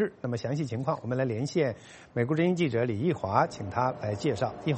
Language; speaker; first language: Chinese; native; Chinese